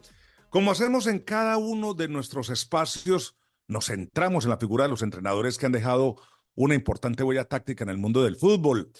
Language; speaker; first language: Spanish; native; Spanish